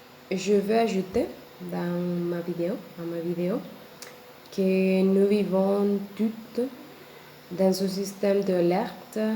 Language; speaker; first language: French; non-native, learner; Spanish